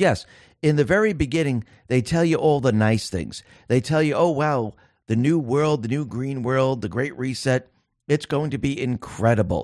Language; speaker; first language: English; native; English